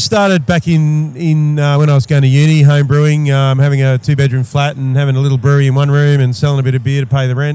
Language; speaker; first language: English; native; English